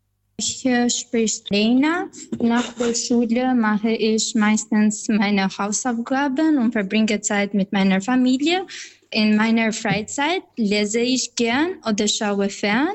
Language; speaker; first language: German; non-native, fluent; Albanian